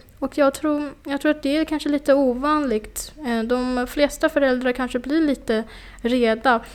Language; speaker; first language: Swedish; non-native, fluent; Chinese